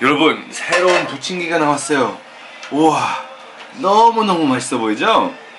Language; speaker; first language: Korean; early bilingual, heritage; Korean